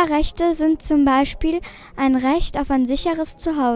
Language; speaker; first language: German; early bilingual, other home language; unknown